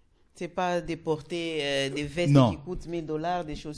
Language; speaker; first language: French; non-native, local second language; Lingala